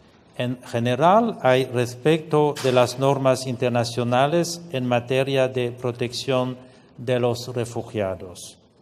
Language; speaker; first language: Spanish; non-native, fluent; French